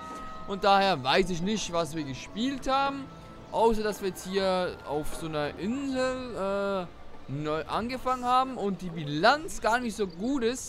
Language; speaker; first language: German; native; German